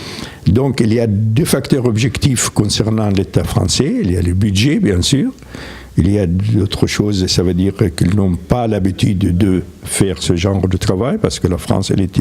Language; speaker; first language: French; non-native, fluent; Arabic